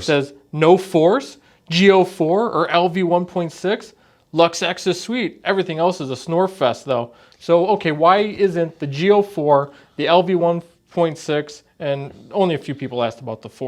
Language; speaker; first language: English; native; English